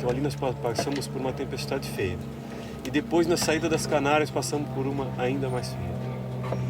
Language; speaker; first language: Portuguese; native; Portuguese